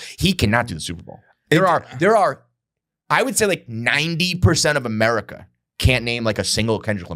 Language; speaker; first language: English; native; English